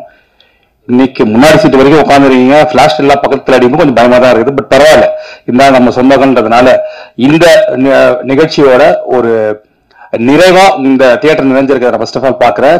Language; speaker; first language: Tamil; native; Tamil